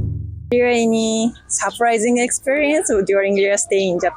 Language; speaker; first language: English; non-native, fluent; Japanese